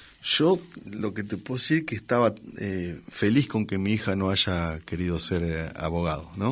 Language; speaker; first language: Spanish; native; Spanish